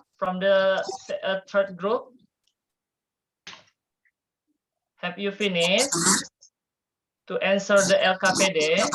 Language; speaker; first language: English; non-native, fluent; Indonesian